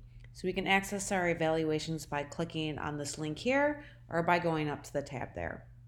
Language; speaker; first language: English; native; English